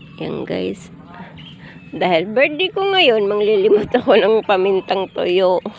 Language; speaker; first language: Filipino; non-native, local second language; Cebuano